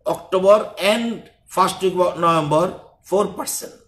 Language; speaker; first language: English; non-native, local second language; Bangla